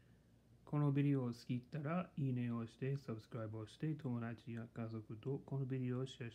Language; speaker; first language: Japanese; non-native, learner; English